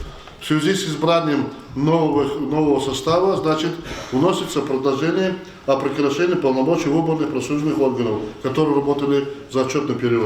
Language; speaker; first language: Russian; non-native, local second language; Lezghian